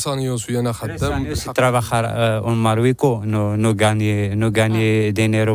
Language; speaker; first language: Spanish; non-native, learner; Arabic